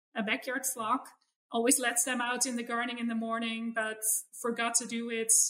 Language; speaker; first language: English; non-native, fluent; Dutch